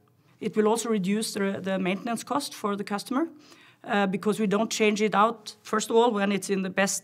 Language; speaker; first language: English; non-native, fluent; Norwegian